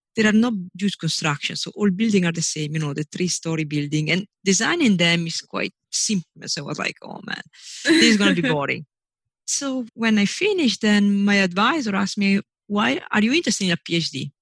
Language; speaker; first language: English; non-native, fluent; Italian